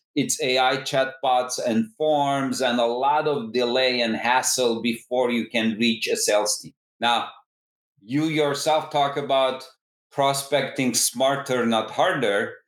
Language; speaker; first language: English; non-native, fluent; Turkish